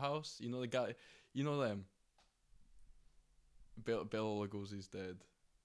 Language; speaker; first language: English; native; English